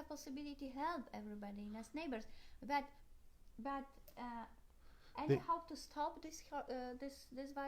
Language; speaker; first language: English; non-native, learner; Polish